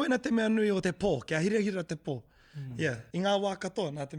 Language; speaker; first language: Māori; non-native, local second language; English